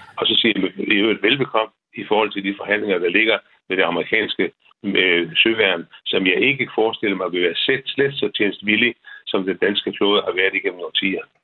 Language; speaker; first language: Danish; native; Danish